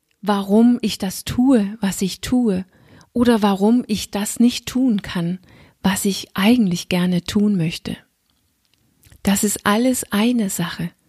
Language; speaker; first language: German; non-native, fluent; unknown